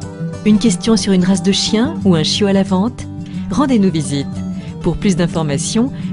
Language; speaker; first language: French; native; French